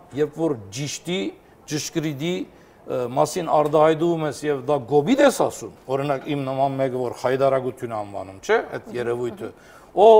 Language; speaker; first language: Armenian; early bilingual, heritage; Armenian